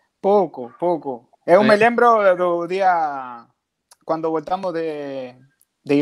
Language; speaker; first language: Portuguese; non-native, fluent; Spanish